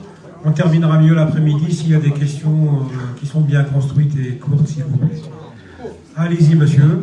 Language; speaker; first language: French; non-native, local second language; Arabic